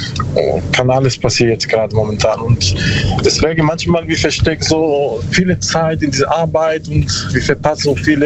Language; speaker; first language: German; non-native, learner; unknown